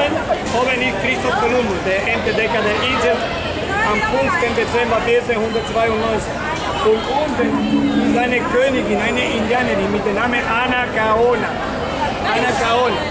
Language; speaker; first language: German; non-native, learner; Spanish